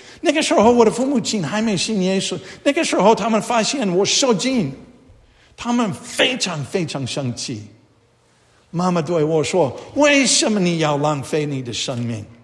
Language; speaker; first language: Chinese; non-native, fluent; English